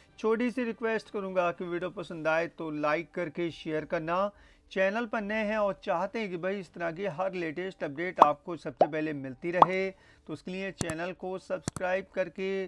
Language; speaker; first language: Hindi; native; Hindi